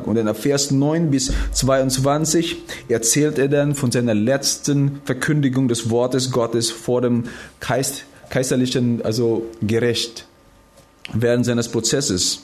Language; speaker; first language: German; non-native, fluent; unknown